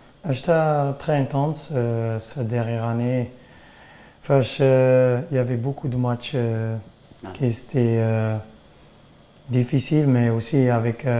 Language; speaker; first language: French; non-native, fluent; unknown